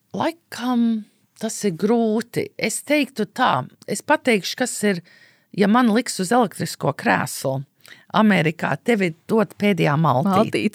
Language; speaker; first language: Latvian; early bilingual, heritage; Latvian